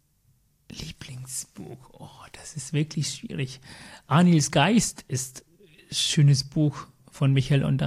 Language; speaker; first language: German; early bilingual, other home language; Tamil